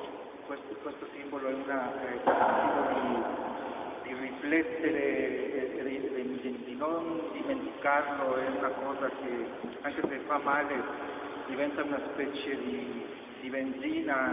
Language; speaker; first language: Italian; non-native, fluent; Spanish